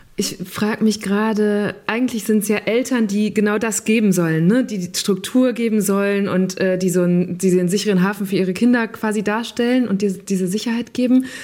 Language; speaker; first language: German; native; German